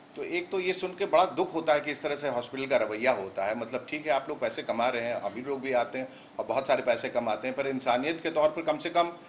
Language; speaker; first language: Hindi; native; Hindi